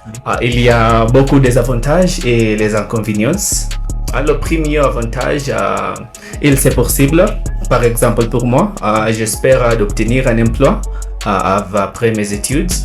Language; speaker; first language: French; non-native, learner; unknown